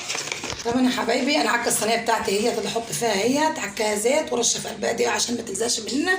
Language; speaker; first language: Arabic; native; Arabic